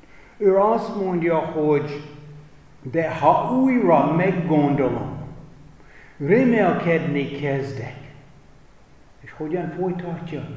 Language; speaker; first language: Hungarian; non-native, fluent; English